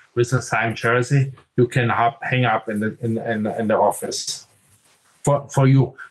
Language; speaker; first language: English; non-native, fluent; German